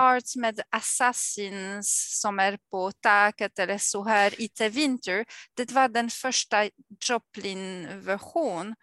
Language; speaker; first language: Swedish; non-native, fluent; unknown